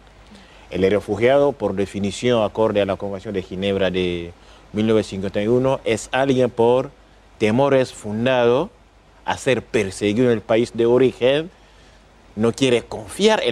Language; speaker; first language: Spanish; non-native, fluent; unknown